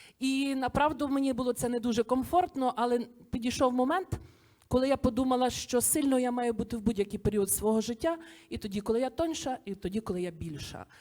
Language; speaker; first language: Ukrainian; native; Ukrainian